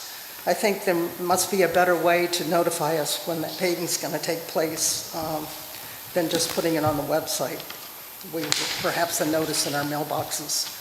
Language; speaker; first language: English; native; English